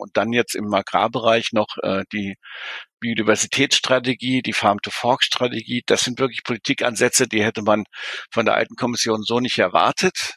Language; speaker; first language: German; native; German